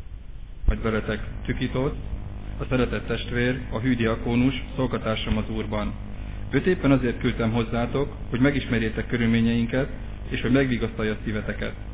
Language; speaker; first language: Hungarian; native; Hungarian